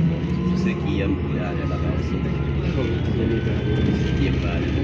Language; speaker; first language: French; early bilingual, heritage; English